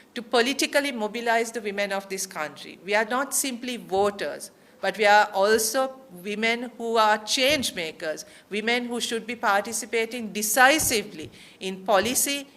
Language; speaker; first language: English; non-native, local second language; Sinhala